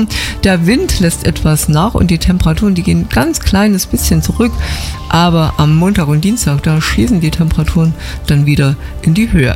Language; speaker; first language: German; native; German